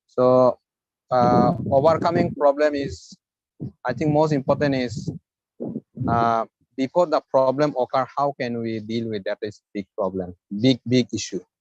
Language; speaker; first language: English; non-native, fluent; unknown